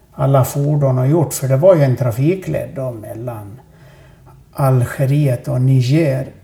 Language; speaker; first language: Swedish; native; Swedish